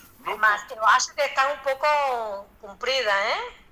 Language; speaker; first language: Portuguese; non-native, learner; Spanish